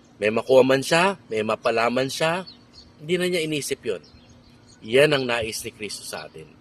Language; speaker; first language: Filipino; native; Filipino